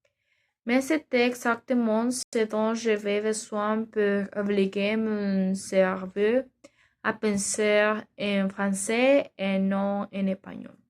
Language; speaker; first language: French; non-native, learner; Spanish